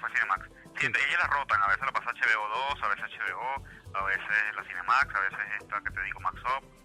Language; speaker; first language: Spanish; native; Spanish